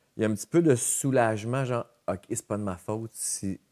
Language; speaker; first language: French; native; French